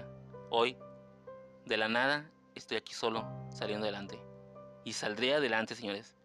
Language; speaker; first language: Spanish; native; Spanish